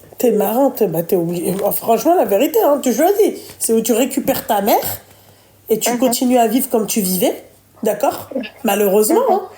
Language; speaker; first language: French; native; French